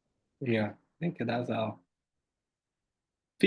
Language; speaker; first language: German; non-native, fluent; Portuguese